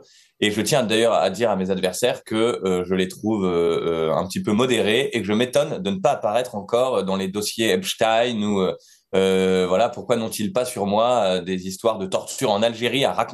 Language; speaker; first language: French; native; French